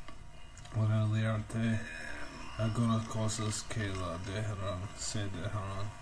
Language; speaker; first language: Spanish; non-native, learner; English